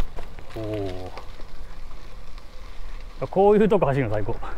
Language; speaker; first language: Japanese; native; Japanese